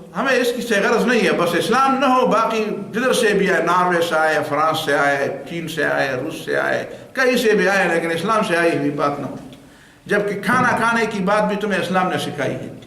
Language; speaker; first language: Urdu; non-native, local second language; Pashto